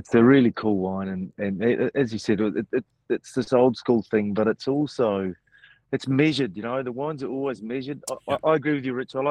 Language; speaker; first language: English; native; English